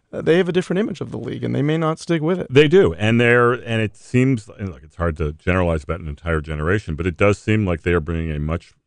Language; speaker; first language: English; native; English